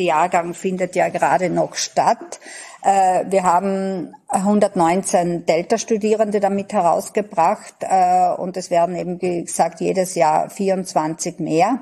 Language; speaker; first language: German; native; German